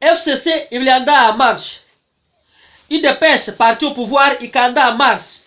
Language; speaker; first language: French; non-native, local second language; Swahili